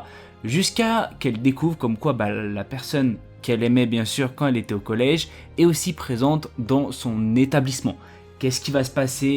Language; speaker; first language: French; native; French